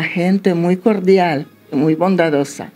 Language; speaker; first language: Spanish; non-native, fluent; Russian